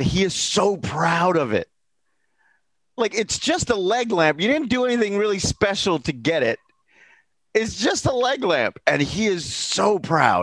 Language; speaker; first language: English; native; English